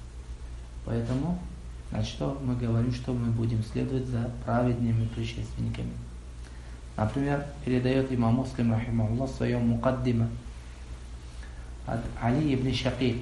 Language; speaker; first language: Russian; non-native, local second language; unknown